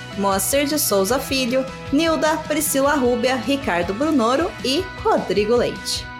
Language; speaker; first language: Portuguese; native; Portuguese